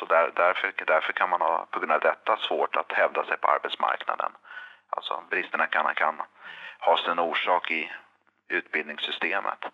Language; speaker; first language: Swedish; native; Swedish